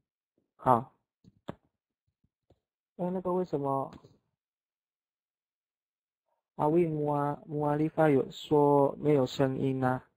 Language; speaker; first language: Chinese; non-native, fluent; Indonesian